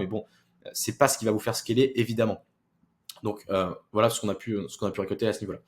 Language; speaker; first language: French; native; French